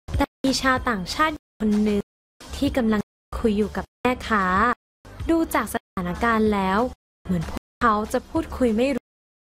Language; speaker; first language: Thai; native; Thai